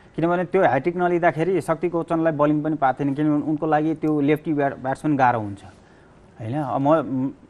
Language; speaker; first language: Nepali; native; Nepali